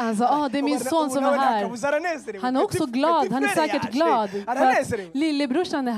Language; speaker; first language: Swedish; early bilingual, other home language; Kinyarwanda